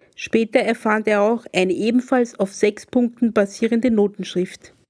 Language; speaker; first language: German; native; German